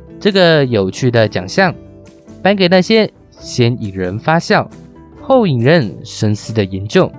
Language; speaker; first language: Chinese; native; Chinese